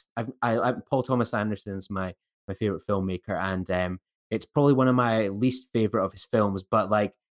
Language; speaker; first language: English; native; English